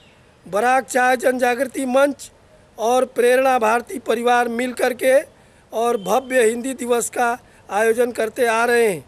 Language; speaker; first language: Hindi; native; Hindi